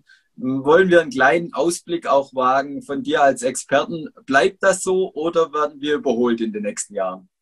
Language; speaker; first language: German; native; German